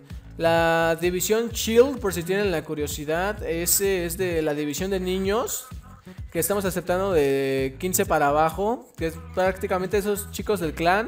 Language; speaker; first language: Spanish; native; Spanish